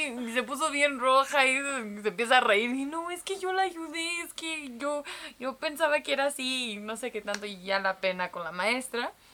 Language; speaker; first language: Spanish; early bilingual, heritage; Spanish